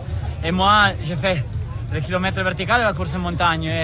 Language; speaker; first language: French; non-native, learner; Italian